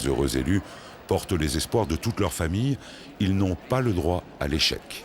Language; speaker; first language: French; native; French